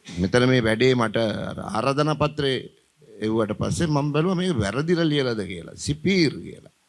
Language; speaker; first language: Sinhala; native; Sinhala